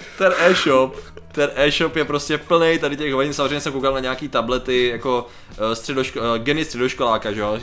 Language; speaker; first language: Czech; native; Czech